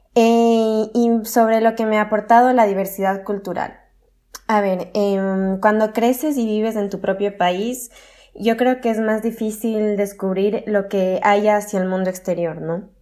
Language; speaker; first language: Spanish; native; Spanish